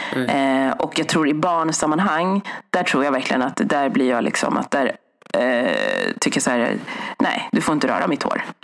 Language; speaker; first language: Swedish; early bilingual, other home language; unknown